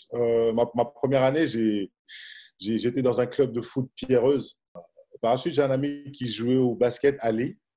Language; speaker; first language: French; non-native, local second language; Lingala